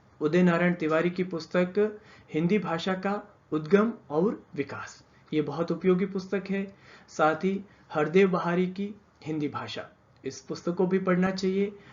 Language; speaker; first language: Hindi; native; Hindi